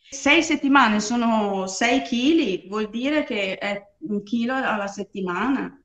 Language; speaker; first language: Italian; non-native, fluent; English